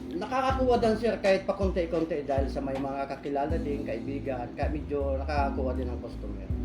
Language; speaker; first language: Filipino; non-native, local second language; Bikol